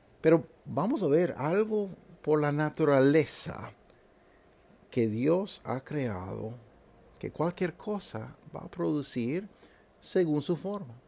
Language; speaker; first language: Spanish; non-native, fluent; English